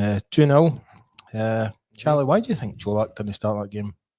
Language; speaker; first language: English; native; English